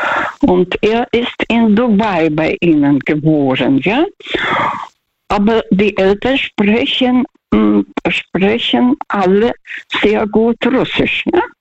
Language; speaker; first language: German; early bilingual, heritage; Russian